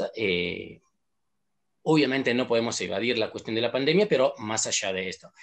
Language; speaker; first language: Spanish; non-native, fluent; Italian